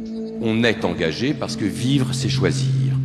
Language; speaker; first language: French; native; French